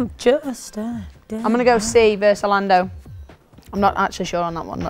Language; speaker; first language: English; native; English